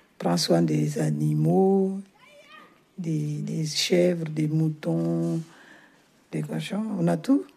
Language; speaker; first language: French; non-native, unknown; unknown